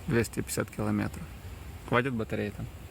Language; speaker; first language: Russian; native; Russian